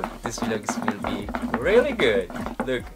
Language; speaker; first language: English; non-native, learner; Turkish